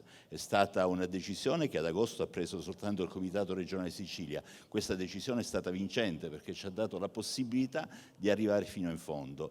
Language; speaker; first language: Italian; native; Italian